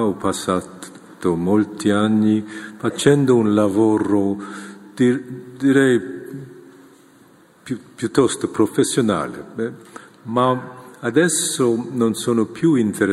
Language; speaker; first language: Italian; non-native, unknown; Korean